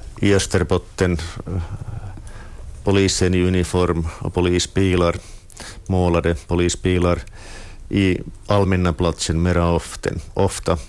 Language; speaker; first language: Swedish; non-native, local second language; Finnish